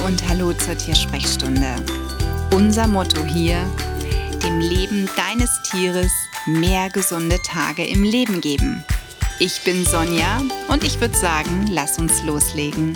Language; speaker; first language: German; native; German